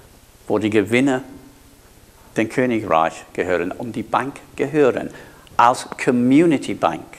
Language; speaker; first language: German; non-native, fluent; English